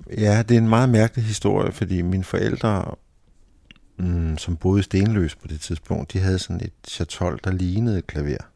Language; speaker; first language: Danish; native; Danish